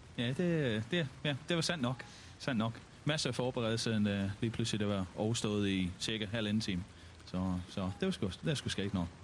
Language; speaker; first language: Danish; non-native, fluent; English